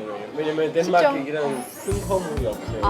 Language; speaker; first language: Korean; non-native, learner; Danish